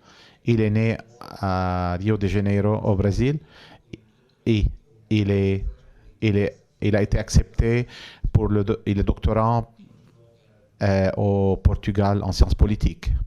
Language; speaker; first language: French; non-native, fluent; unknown